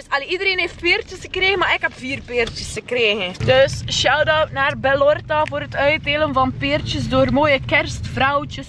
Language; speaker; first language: Dutch; native; Dutch